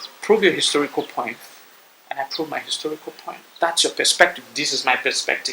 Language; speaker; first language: English; non-native, local second language; Bini